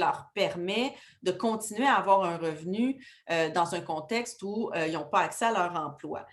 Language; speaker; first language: French; native; French